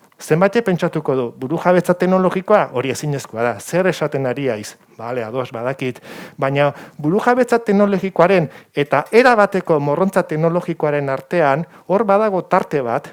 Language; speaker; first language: Basque; native; Basque